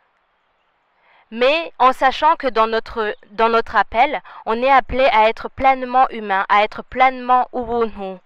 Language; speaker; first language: French; non-native, local second language; Rundi